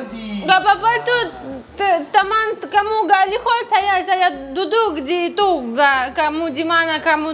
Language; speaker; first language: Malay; non-native, learner; Russian